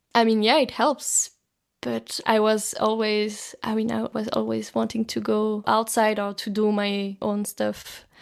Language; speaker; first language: English; non-native, fluent; French